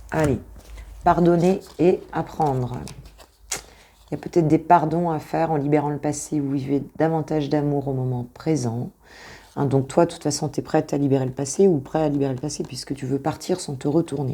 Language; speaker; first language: French; native; French